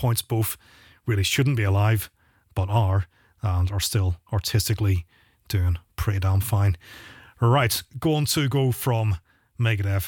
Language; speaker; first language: English; native; English